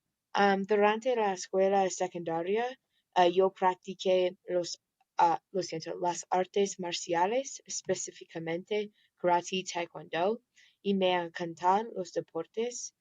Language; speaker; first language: Spanish; non-native, learner; English